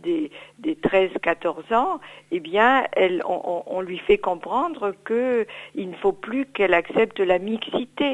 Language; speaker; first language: French; native; French